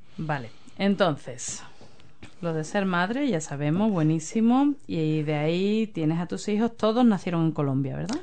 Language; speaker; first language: Spanish; native; Spanish